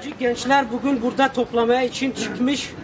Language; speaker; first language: Turkish; non-native, learner; Tajik